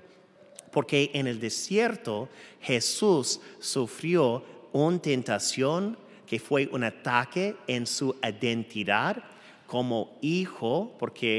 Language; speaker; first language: Spanish; non-native, fluent; English